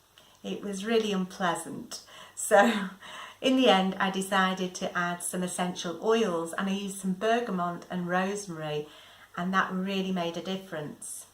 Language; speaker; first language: English; native; English